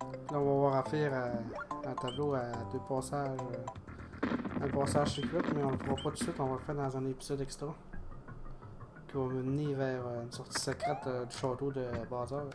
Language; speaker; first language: French; native; French